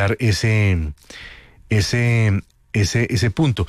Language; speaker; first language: Spanish; native; Spanish